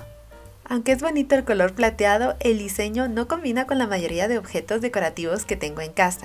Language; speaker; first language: Spanish; native; Spanish